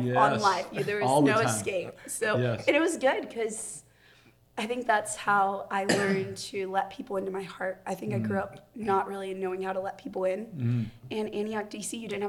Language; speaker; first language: English; native; English